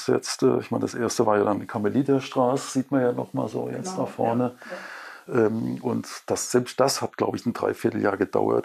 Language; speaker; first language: German; native; German